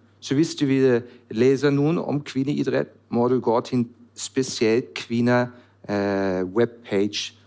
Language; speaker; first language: Norwegian; non-native, learner; German